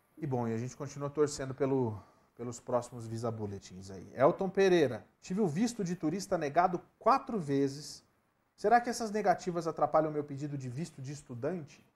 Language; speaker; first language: Portuguese; native; Portuguese